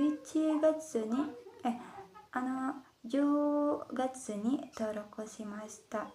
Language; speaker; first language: Japanese; non-native, learner; Indonesian